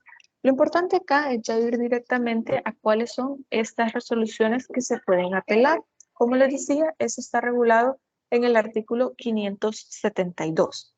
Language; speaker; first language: Spanish; native; Spanish